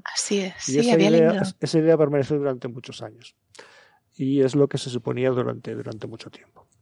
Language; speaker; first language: Spanish; native; Spanish